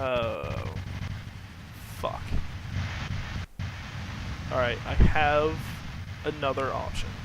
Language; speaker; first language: English; native; English